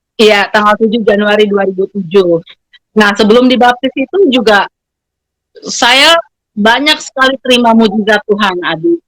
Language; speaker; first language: Indonesian; native; Indonesian